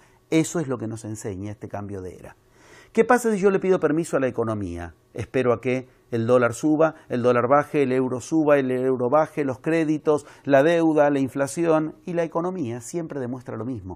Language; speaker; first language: Spanish; native; Spanish